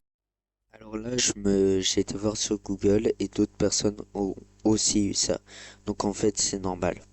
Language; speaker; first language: French; native; French